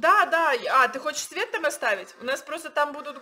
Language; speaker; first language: Russian; native; Russian